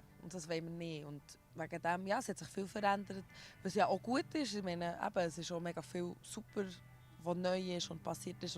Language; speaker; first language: German; early bilingual, other home language; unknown